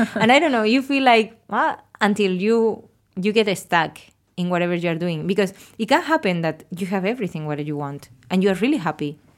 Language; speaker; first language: English; non-native, fluent; Spanish